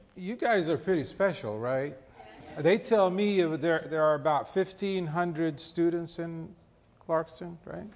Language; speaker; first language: English; non-native, fluent; Arabic